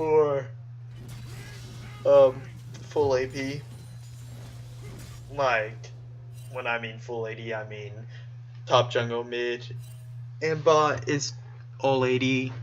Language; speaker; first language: English; native; English